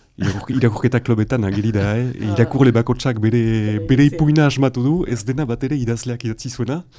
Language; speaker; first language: Basque; native; Basque